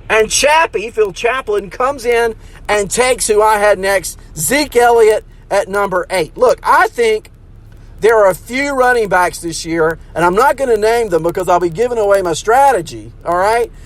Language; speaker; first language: English; native; English